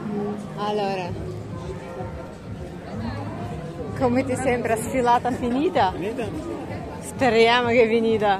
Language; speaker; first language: Italian; non-native, learner; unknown